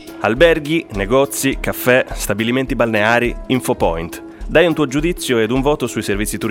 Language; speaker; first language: Italian; native; Italian